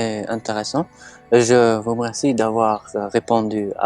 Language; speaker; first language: French; non-native, fluent; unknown